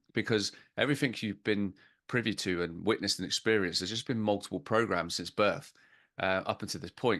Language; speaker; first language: English; native; English